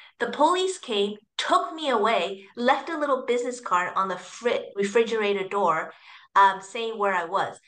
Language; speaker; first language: English; early bilingual, other home language; Cantonese